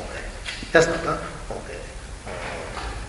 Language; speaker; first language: Russian; non-native, learner; Tibetan